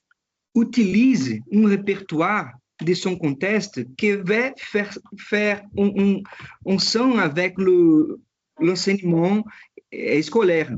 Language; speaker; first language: French; non-native, fluent; Portuguese